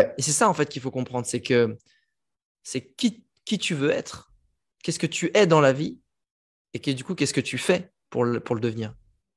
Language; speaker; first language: French; native; French